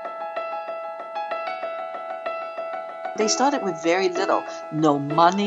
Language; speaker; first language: English; non-native, local second language; Cantonese